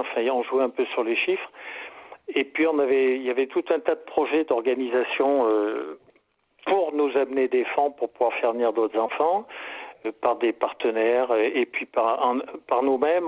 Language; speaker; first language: French; native; French